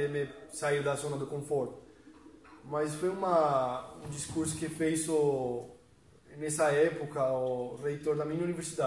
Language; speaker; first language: Portuguese; non-native, fluent; Spanish